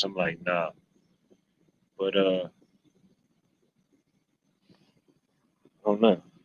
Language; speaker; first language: English; native; English